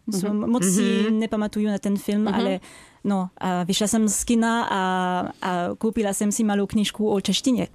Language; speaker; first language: Czech; non-native, fluent; French